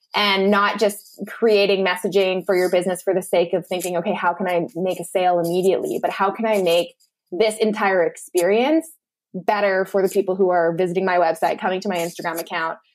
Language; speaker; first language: English; native; English